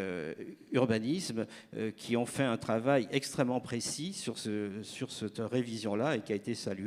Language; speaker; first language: French; native; French